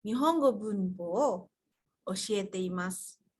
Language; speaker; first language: Japanese; non-native, fluent; Indonesian